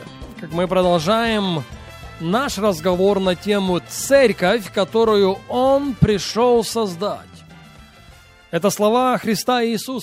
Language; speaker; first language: Russian; native; Russian